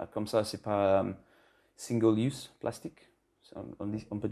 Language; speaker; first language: French; non-native, learner; English